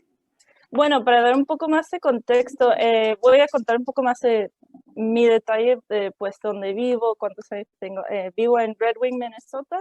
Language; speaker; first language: Spanish; early bilingual, heritage; Spanish